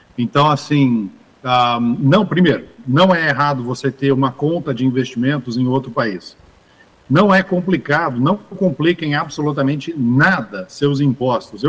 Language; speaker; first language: Portuguese; early bilingual, other home language; English